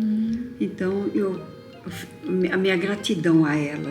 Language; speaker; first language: Portuguese; non-native, local second language; Japanese